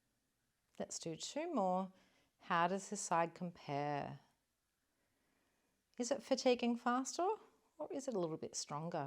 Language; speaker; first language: English; native; English